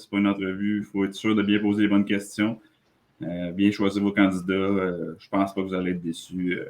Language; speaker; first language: French; native; French